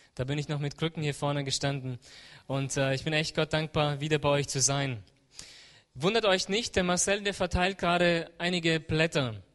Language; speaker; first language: German; native; German